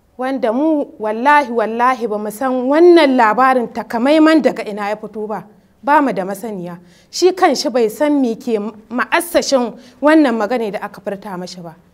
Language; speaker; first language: Hausa; native; Hausa